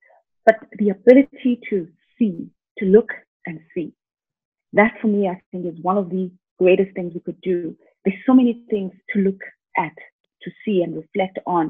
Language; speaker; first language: English; non-native, local second language; Xhosa